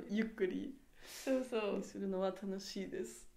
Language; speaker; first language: Japanese; non-native, learner; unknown